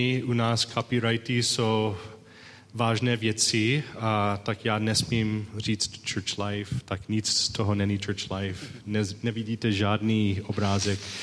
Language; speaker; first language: Czech; non-native, learner; English